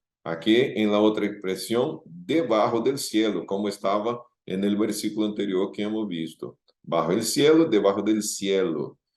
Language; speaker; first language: Spanish; non-native, fluent; Portuguese